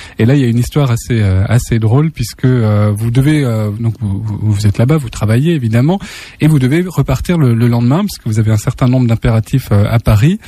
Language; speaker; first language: French; native; French